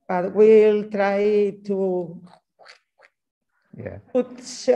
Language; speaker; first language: English; non-native, learner; Spanish